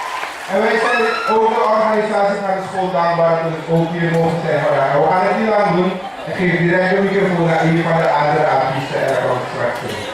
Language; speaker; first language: Dutch; non-native, local second language; Sranan Tongo